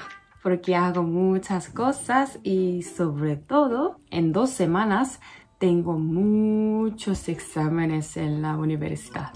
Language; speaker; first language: Spanish; non-native, learner; Korean